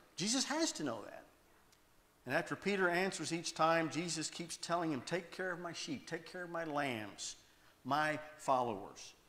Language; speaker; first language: English; native; English